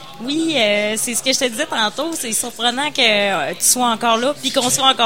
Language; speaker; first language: French; native; French